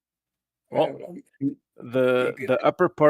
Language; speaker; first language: English; native; English